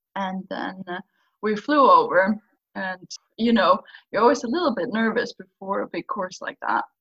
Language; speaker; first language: English; non-native, fluent; Faroese